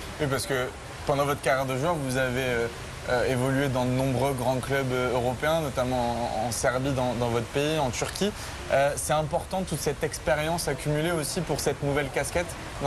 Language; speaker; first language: French; native; French